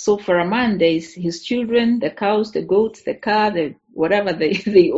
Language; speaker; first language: English; non-native, local second language; Meru